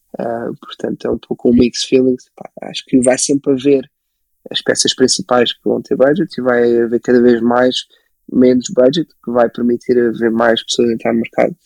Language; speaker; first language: Portuguese; early bilingual, other home language; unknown